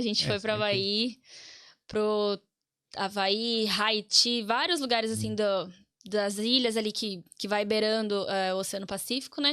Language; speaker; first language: Portuguese; native; Portuguese